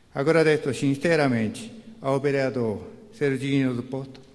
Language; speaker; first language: Portuguese; non-native, fluent; Japanese